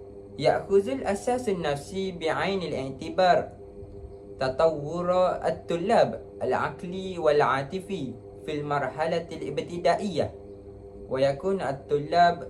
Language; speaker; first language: Arabic; non-native, learner; Malay